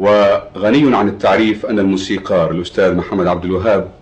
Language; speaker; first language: Arabic; native; Arabic